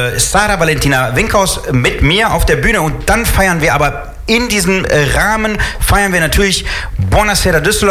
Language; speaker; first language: German; native; German